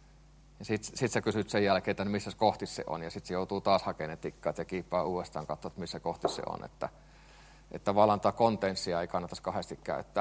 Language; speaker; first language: Finnish; native; Finnish